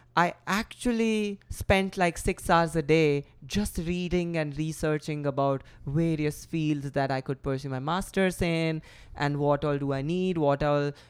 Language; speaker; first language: English; non-native, local second language; Gujarati